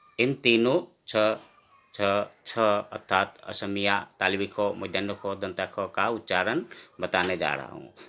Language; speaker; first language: Hindi; non-native, local second language; Assamese